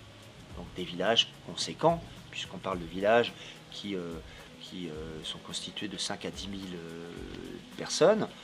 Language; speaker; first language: French; native; French